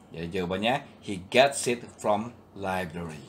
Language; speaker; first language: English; non-native, learner; Indonesian